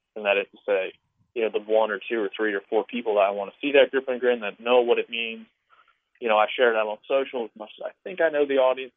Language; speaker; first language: English; native; English